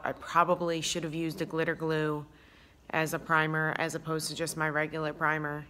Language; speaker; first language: English; native; English